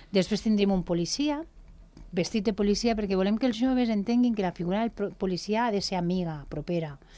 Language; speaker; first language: Catalan; non-native, local second language; Spanish